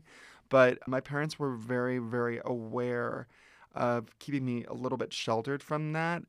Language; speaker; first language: English; native; English